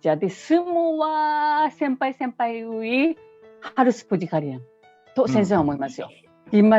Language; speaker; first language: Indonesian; non-native, fluent; Japanese